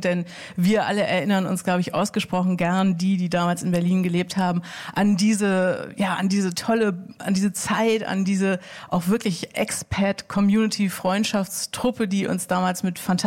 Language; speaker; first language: German; native; German